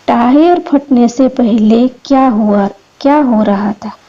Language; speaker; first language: Hindi; non-native, local second language; Gujarati